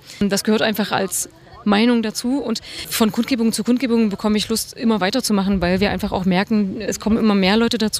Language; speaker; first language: German; native; German